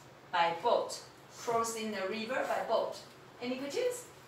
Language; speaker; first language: English; non-native, fluent; Chinese